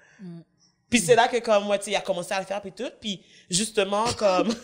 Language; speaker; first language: French; native; French